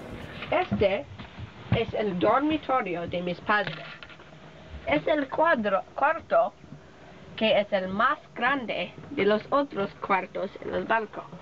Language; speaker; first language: Spanish; non-native, learner; English